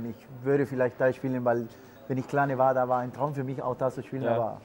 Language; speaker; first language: German; non-native, fluent; Spanish